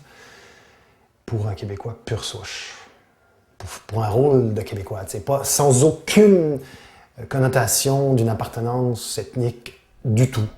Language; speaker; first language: French; native; French